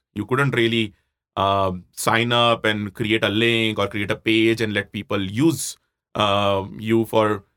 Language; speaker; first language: English; non-native, local second language; Hindi